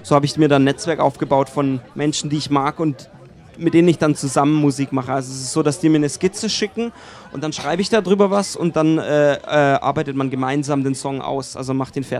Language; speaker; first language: German; native; German